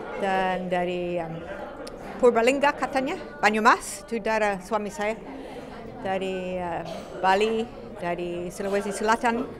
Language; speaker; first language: Indonesian; non-native, fluent; English